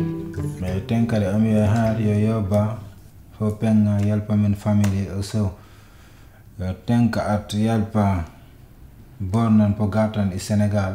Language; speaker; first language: Swedish; non-native, learner; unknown